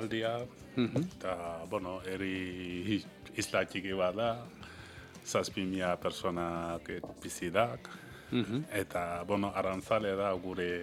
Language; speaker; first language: Basque; non-native, learner; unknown